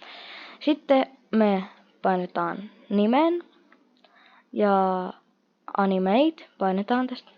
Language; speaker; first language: Finnish; non-native, fluent; Russian